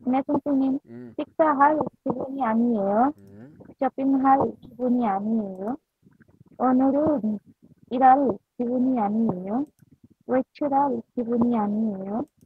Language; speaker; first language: Korean; non-native, learner; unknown